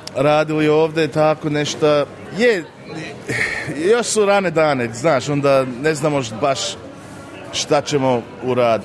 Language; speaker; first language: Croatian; early bilingual, heritage; Croatian